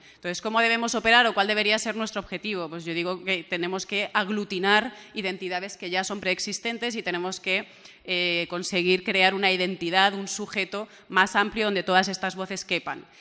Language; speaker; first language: Spanish; native; Spanish